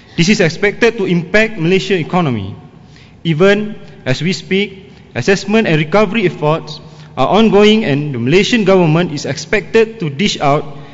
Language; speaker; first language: English; non-native, local second language; Malay